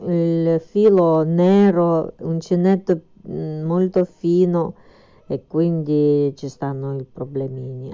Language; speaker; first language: Italian; non-native, fluent; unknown